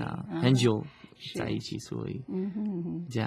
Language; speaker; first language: Chinese; non-native, fluent; Slovak